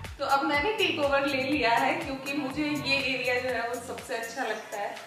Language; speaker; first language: Hindi; native; Hindi